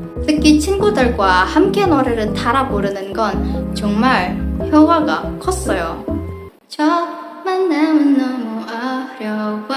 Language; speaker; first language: Korean; non-native, fluent; Indonesian